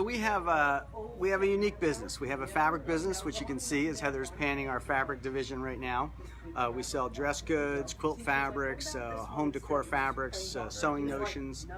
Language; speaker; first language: English; native; English